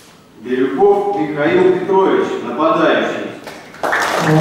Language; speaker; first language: Russian; native; Russian